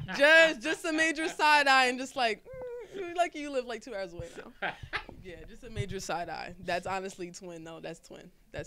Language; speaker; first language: English; native; English